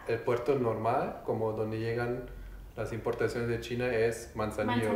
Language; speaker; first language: Spanish; non-native, learner; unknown